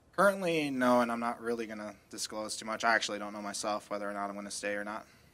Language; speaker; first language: English; early bilingual, other home language; Spanish